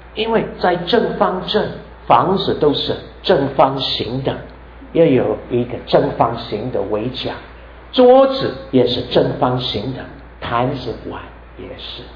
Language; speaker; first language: Chinese; non-native, fluent; English